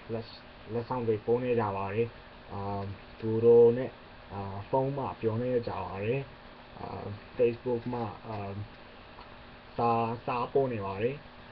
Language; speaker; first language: Burmese; non-native, learner; English